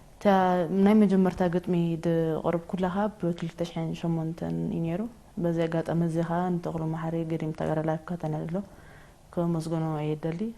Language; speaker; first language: Tigrinya; early bilingual, heritage; Tigrinya